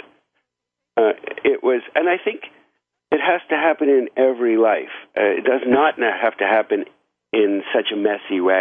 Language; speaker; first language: English; native; English